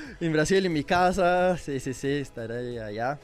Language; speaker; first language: Spanish; non-native, learner; Portuguese